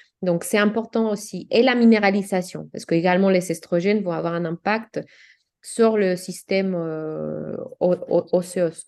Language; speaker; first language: French; non-native, fluent; Spanish